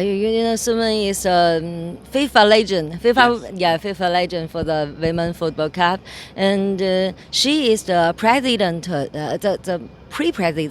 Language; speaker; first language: English; non-native, learner; Chinese